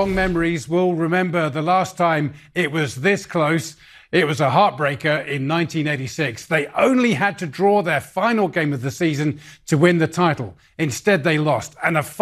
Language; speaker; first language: English; native; English